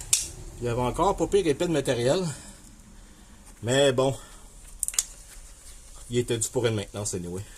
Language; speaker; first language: French; native; French